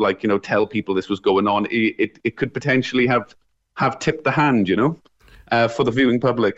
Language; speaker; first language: English; native; English